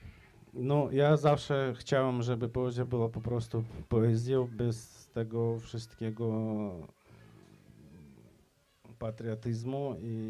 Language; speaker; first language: Polish; non-native, fluent; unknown